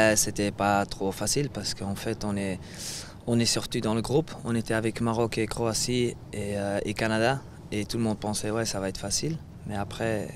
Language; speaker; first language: French; non-native, fluent; Dutch